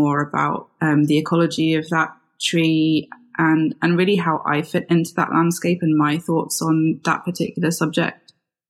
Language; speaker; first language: English; native; English